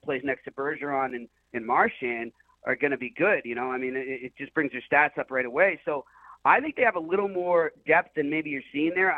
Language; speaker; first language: English; native; English